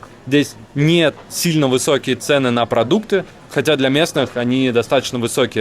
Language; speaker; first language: Russian; native; Russian